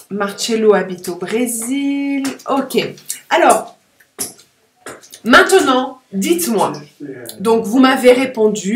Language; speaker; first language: French; native; French